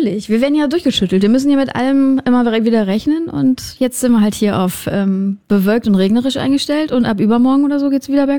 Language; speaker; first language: German; native; German